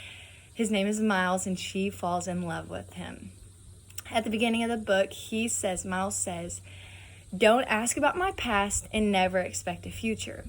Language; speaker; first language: English; native; English